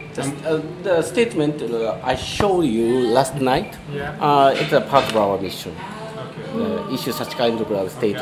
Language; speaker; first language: English; non-native, learner; Japanese